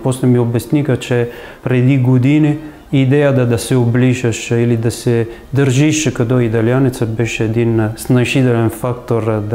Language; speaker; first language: Bulgarian; non-native, fluent; Italian